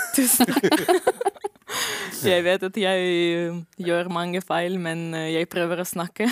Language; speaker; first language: Norwegian; non-native, learner; Romanian